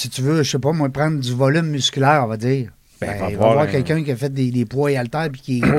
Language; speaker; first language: French; native; French